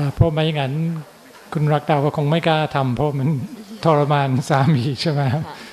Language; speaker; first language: Thai; non-native, fluent; English